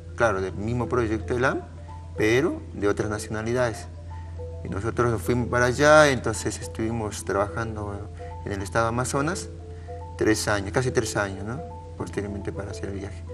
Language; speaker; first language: Spanish; native; Spanish